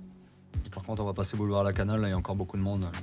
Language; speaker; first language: French; native; French